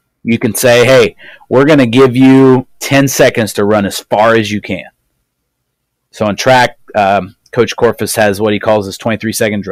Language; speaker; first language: English; native; English